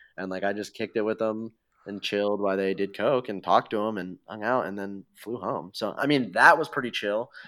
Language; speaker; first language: English; native; English